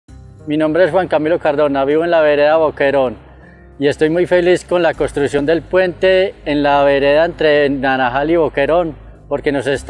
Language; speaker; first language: Spanish; native; Spanish